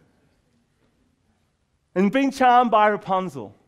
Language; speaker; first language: English; native; English